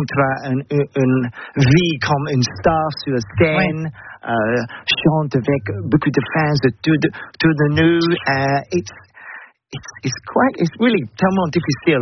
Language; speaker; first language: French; non-native, learner; English